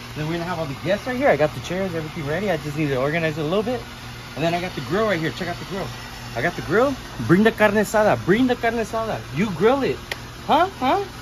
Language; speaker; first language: English; early bilingual, other home language; Spanish